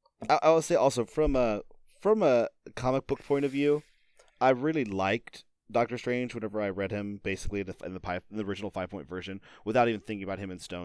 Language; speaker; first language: English; native; English